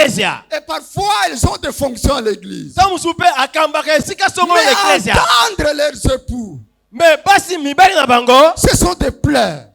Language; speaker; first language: French; non-native, local second language; Lingala